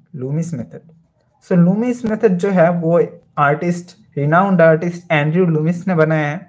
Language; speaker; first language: Hindi; non-native, local second language; Bangla